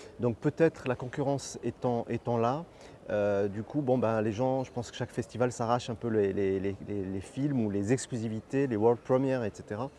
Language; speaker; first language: French; non-native, local second language; Arabic